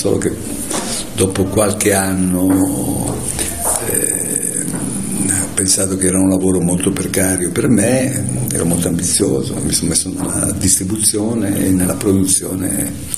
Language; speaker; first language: Italian; native; Italian